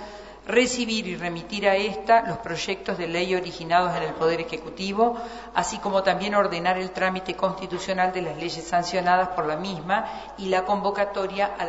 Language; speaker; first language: Spanish; native; Spanish